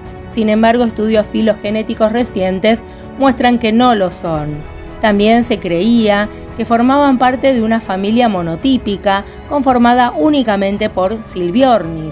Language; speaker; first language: Spanish; native; Spanish